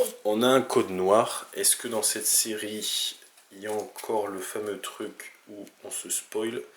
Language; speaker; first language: French; native; French